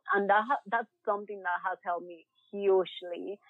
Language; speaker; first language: English; early bilingual, other home language; Spanish